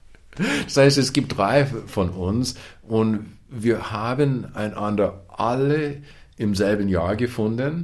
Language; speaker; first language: German; non-native, fluent; English